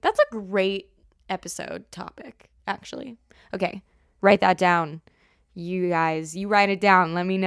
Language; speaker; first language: English; native; English